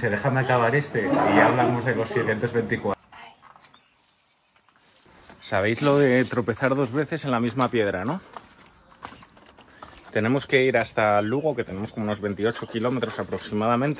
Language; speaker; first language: Spanish; native; Spanish